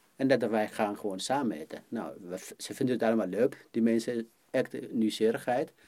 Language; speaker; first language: Dutch; non-native, fluent; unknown